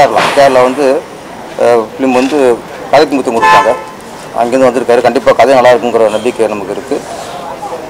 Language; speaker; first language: Tamil; native; Tamil